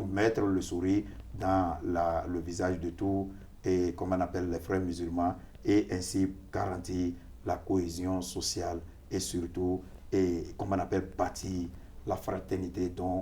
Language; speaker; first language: French; non-native, fluent; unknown